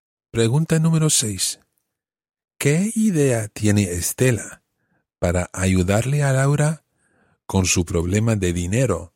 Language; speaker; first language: Spanish; non-native, fluent; English